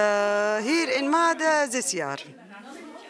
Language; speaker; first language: Dutch; non-native, learner; Arabic